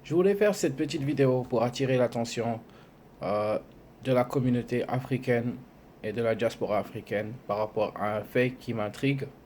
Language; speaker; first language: French; non-native, local second language; Wolof